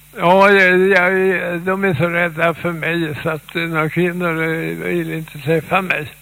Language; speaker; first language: Swedish; native; Swedish